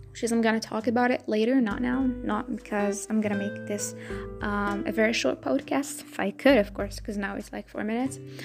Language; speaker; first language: English; non-native, fluent; Arabic